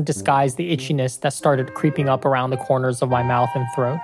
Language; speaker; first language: English; native; English